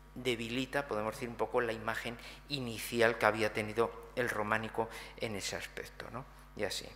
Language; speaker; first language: Spanish; native; Spanish